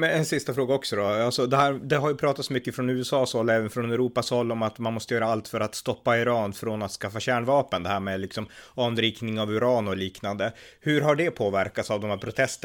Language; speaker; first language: Swedish; native; Swedish